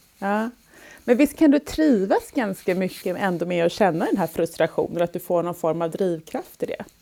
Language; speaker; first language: Swedish; native; Swedish